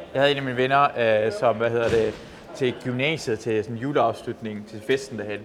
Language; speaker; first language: Danish; early bilingual, other home language; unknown